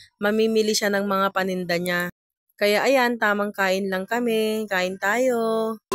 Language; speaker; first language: Filipino; non-native, local second language; Iloko